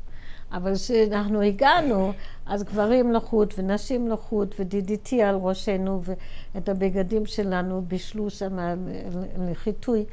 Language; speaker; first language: Hebrew; non-native, fluent; German